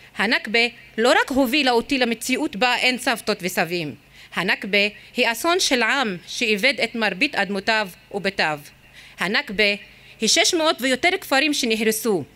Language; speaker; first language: Hebrew; non-native, local second language; Arabic